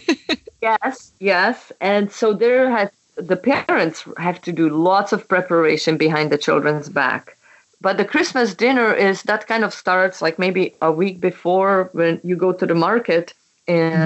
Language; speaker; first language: English; non-native, fluent; Czech